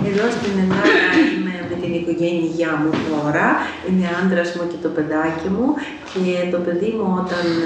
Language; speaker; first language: Greek; non-native, fluent; Ukrainian